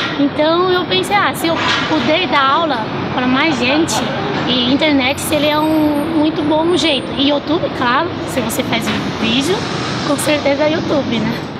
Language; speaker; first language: Portuguese; non-native, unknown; Chinese